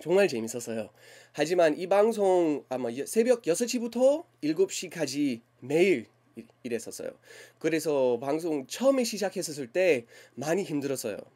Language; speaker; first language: Korean; non-native, learner; English